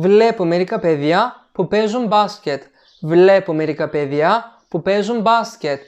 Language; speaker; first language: Greek; non-native, fluent; Turkish